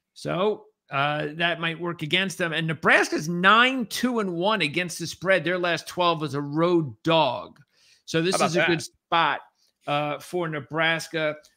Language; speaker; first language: English; native; English